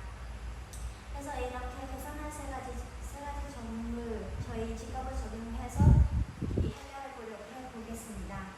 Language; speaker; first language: Korean; non-native, fluent; Khmer